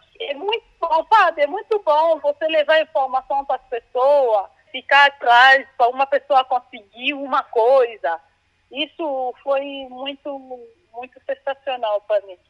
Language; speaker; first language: Portuguese; non-native, fluent; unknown